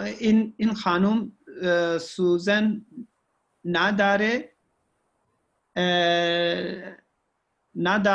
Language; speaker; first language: Persian; non-native, learner; Urdu